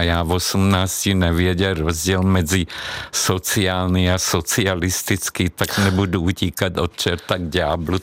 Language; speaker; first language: Czech; non-native, fluent; Hungarian